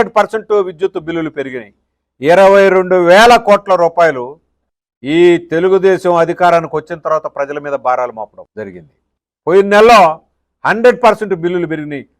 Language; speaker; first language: Telugu; native; Telugu